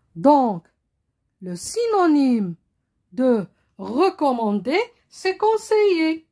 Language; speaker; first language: French; non-native, local second language; Arabic